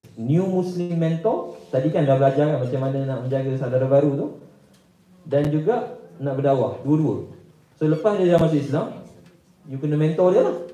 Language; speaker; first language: Malay; native; Malay